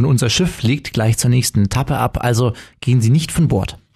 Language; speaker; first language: German; native; German